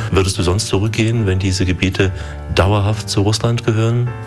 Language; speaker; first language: German; native; German